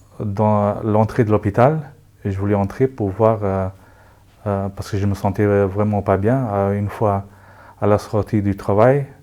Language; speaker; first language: French; non-native, local second language; Luxembourgish